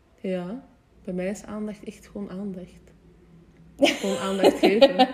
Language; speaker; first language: Dutch; native; Dutch